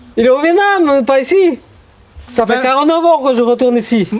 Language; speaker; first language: French; non-native, local second language; Vietnamese